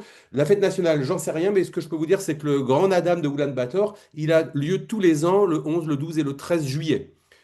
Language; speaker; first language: French; native; French